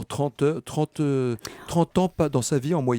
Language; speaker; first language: French; early bilingual, other home language; Greek